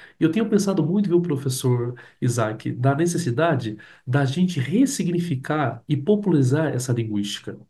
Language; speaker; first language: Portuguese; native; Portuguese